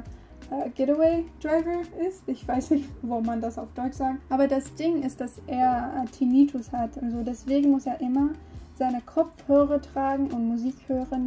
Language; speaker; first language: German; non-native, learner; English